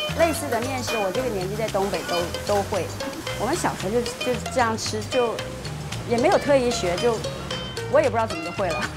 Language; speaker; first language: Chinese; native; Chinese